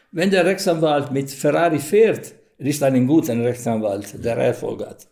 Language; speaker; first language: German; non-native, fluent; Italian